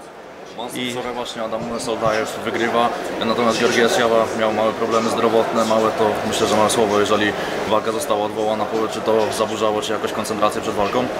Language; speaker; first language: Polish; native; Polish